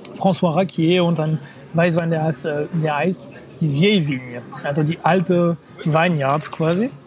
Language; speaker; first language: German; non-native, fluent; French